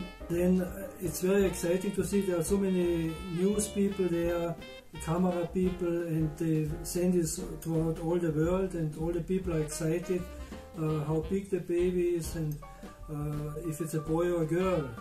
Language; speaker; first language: English; non-native, fluent; German